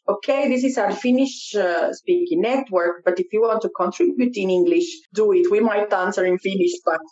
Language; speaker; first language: English; non-native, fluent; Italian